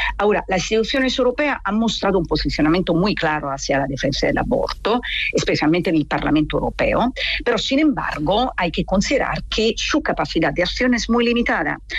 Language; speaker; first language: Spanish; non-native, fluent; Italian